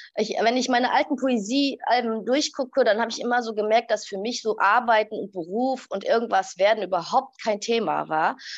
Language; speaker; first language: German; early bilingual, other home language; Arabic